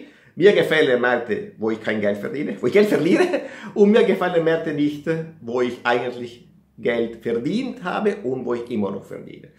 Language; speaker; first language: German; non-native, fluent; Italian